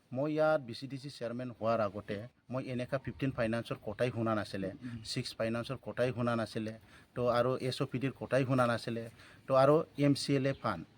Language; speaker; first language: Assamese; non-native, local second language; Bodo